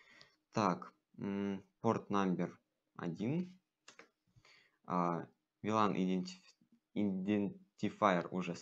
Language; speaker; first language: Russian; native; Russian